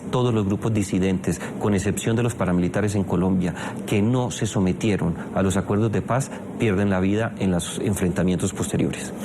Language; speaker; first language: Spanish; native; Spanish